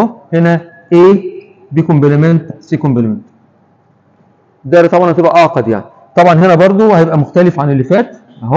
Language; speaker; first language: Arabic; native; Arabic